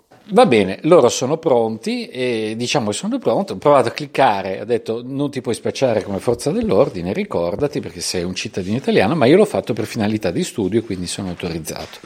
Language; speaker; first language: Italian; native; Italian